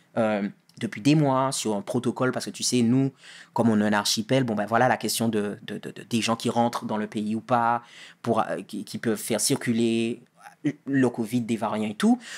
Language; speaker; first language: French; native; French